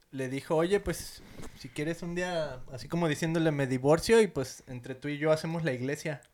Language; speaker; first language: Spanish; early bilingual, heritage; Spanish